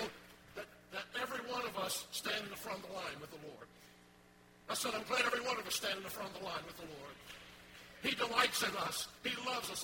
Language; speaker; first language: English; native; English